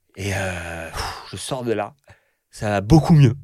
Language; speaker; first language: French; native; French